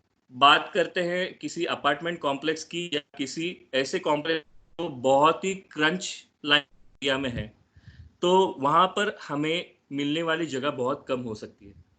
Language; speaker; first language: Hindi; non-native, local second language; Marathi